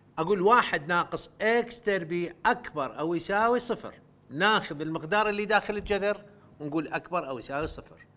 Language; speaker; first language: Arabic; non-native, local second language; Central Kurdish